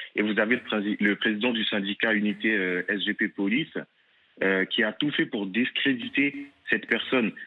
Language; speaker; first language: French; native; French